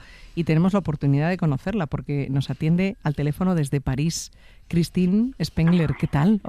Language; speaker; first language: Spanish; native; Spanish